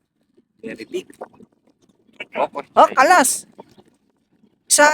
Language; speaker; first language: English; non-native, local second language; Filipino